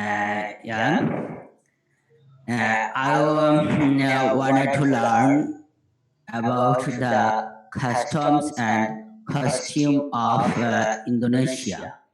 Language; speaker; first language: English; non-native, learner; Bangla